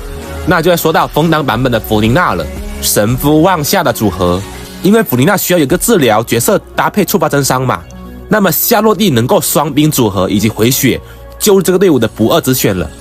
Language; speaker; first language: Chinese; native; Chinese